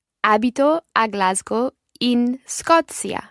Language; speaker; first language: Italian; non-native, learner; English